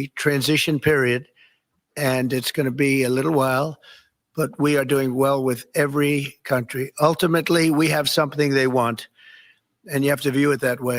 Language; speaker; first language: English; native; English